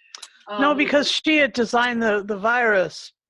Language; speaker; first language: English; native; English